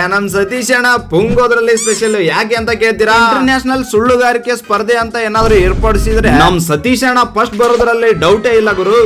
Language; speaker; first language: Kannada; native; Kannada